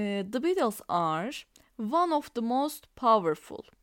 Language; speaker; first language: English; non-native, fluent; Turkish